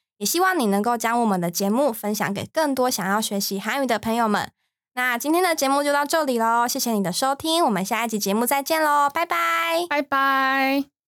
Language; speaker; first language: Chinese; native; Chinese